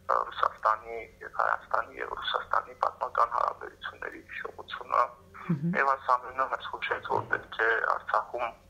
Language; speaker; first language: Armenian; native; Armenian